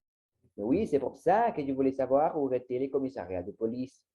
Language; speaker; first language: French; non-native, learner; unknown